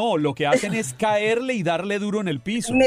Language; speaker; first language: Spanish; native; Spanish